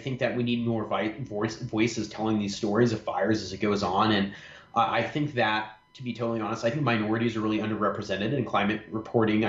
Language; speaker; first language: English; native; English